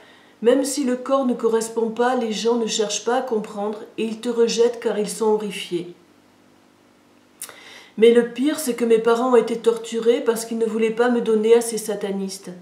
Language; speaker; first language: French; native; French